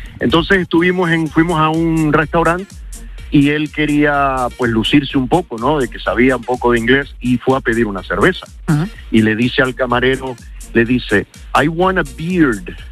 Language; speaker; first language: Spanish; early bilingual, heritage; Spanish